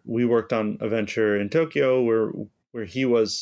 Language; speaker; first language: English; native; English